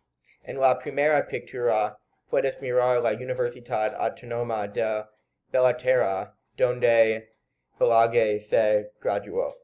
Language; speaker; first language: Spanish; non-native, learner; English